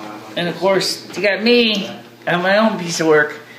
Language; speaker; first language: English; native; English